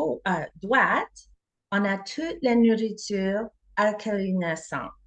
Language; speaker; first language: French; non-native, learner; English